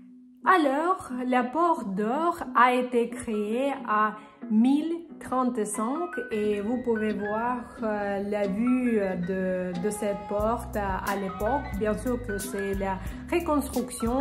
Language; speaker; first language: French; non-native, fluent; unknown